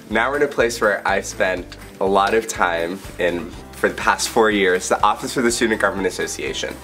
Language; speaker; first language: English; native; English